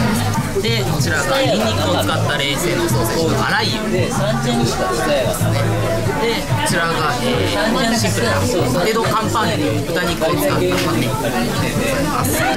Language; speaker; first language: Japanese; native; Japanese